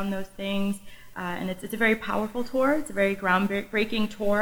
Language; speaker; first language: English; native; English